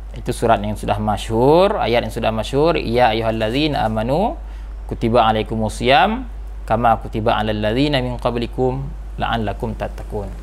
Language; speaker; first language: Malay; non-native, local second language; Achinese